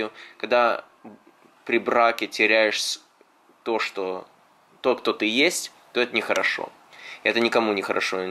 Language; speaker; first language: Russian; early bilingual, heritage; Russian